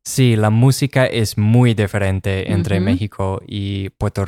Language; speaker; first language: Spanish; non-native, fluent; English